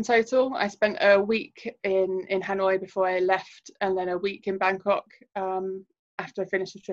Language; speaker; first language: English; native; English